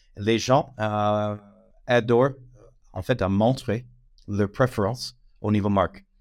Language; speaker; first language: French; non-native, fluent; English